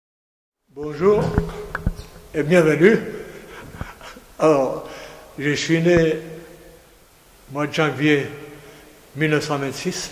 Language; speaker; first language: French; non-native, fluent; Greek